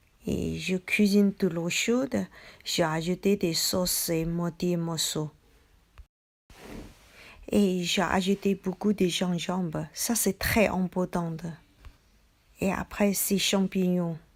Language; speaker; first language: French; non-native, learner; Chinese